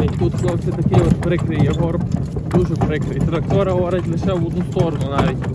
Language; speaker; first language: Ukrainian; native; Ukrainian